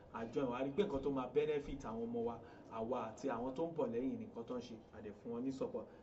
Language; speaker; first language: English; non-native, local second language; Yoruba